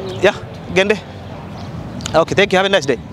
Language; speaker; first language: English; non-native, learner; Tigrinya